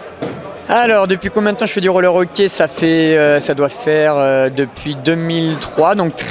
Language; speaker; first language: French; native; French